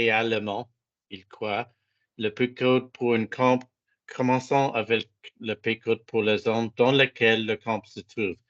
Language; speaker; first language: French; non-native, fluent; English